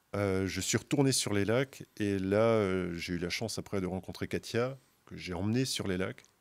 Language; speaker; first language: French; native; French